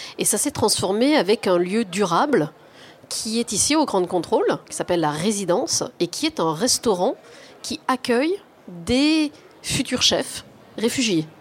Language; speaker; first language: French; native; French